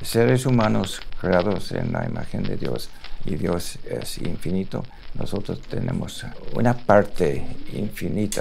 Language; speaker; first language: Spanish; non-native, local second language; English